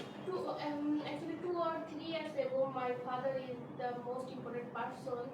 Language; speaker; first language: English; non-native, learner; Bangla